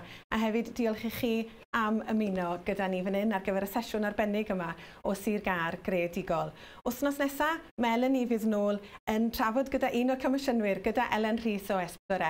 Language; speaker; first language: Welsh; native; Welsh